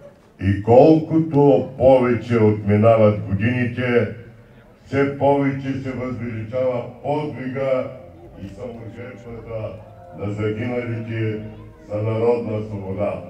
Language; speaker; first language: Bulgarian; native; Bulgarian